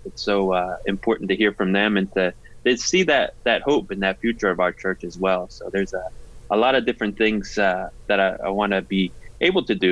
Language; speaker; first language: English; native; English